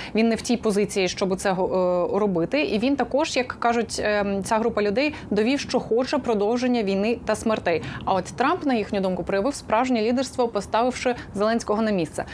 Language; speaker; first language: Ukrainian; native; Ukrainian